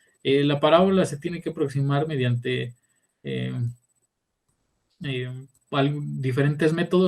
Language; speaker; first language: Spanish; native; Spanish